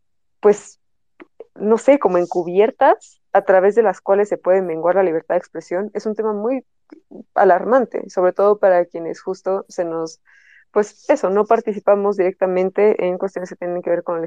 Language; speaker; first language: Spanish; native; Spanish